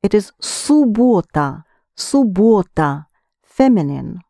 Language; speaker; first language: Russian; non-native, fluent; English